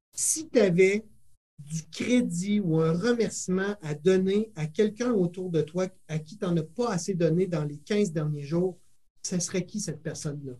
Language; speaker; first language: French; native; French